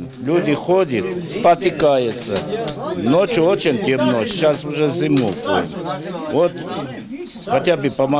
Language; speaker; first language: Russian; non-native, local second language; Armenian